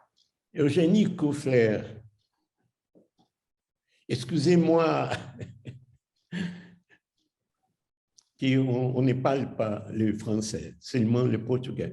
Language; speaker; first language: French; non-native, fluent; Portuguese